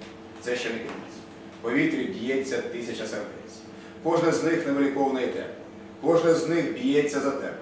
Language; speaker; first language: Ukrainian; native; Ukrainian